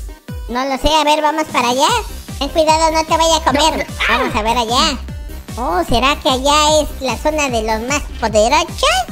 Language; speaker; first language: Spanish; native; Spanish